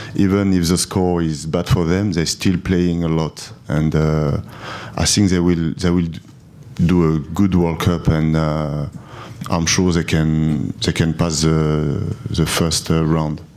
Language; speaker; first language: English; non-native, learner; French